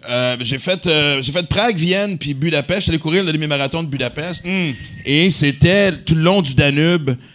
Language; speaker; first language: French; native; French